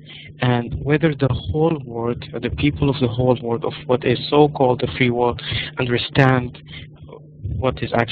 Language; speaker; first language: English; non-native, fluent; Arabic